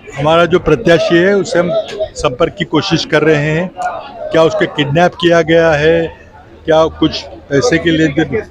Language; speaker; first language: Hindi; non-native, local second language; Marathi